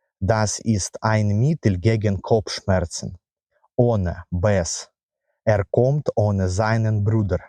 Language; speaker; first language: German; non-native, fluent; Ukrainian